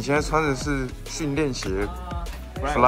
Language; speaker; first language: Chinese; native; Chinese